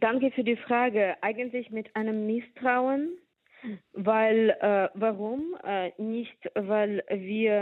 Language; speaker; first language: German; non-native, fluent; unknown